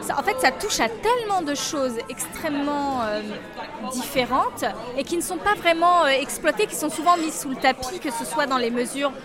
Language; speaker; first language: French; native; French